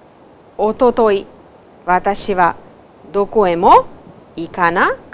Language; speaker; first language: Japanese; non-native, learner; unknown